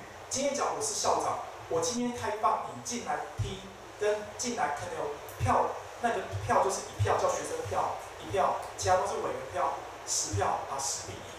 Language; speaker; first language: Chinese; native; Chinese